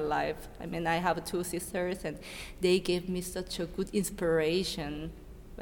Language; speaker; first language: English; non-native, learner; Korean